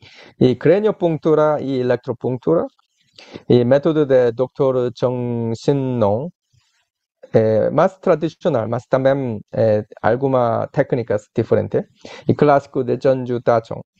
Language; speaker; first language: Spanish; non-native, learner; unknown